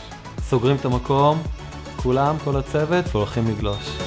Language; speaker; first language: Hebrew; native; Hebrew